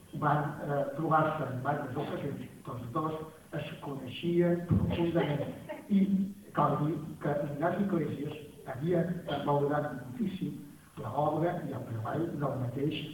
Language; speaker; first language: Catalan; native; Catalan